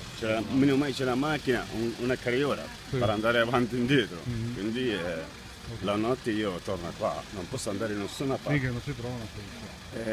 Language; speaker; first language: Italian; non-native, learner; Arabic